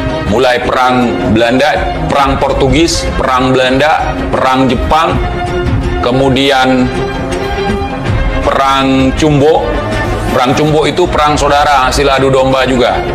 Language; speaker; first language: Indonesian; native; Indonesian